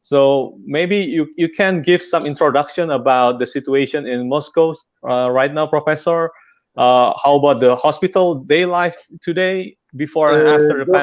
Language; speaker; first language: English; non-native, fluent; Indonesian